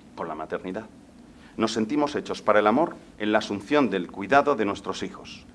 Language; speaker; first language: Spanish; native; Spanish